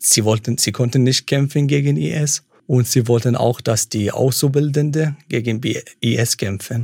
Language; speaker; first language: German; non-native, fluent; Arabic